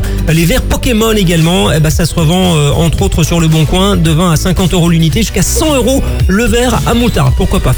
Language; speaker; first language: French; native; French